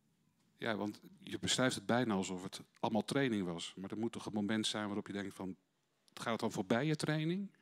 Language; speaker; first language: Dutch; native; Dutch